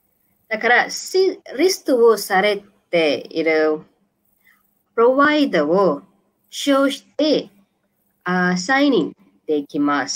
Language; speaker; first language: Japanese; non-native, learner; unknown